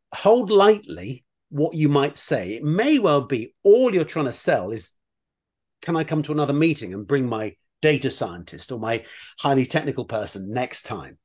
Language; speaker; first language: English; native; English